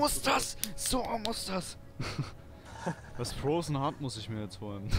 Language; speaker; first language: German; native; German